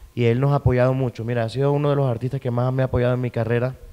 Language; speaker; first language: Spanish; native; Spanish